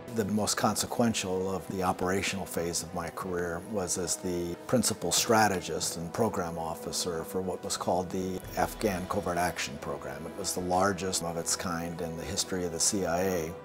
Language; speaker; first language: English; native; English